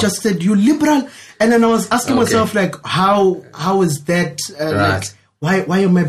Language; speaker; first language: English; non-native, local second language; Northern Sotho